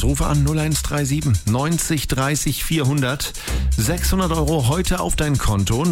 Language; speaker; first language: German; native; German